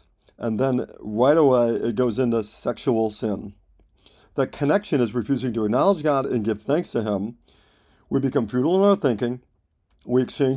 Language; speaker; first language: English; native; English